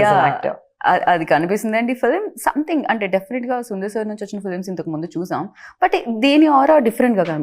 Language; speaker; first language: Telugu; native; Telugu